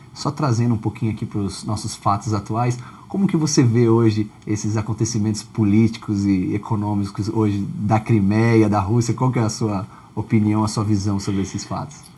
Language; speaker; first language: Portuguese; native; Portuguese